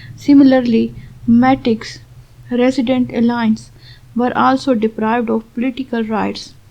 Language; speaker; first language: English; non-native, local second language; Urdu